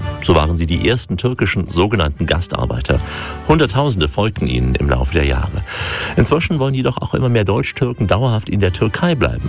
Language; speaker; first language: German; native; German